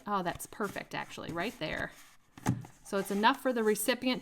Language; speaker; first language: English; native; English